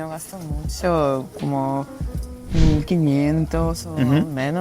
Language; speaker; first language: Spanish; non-native, fluent; Russian